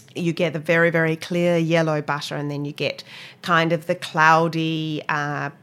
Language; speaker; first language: English; native; English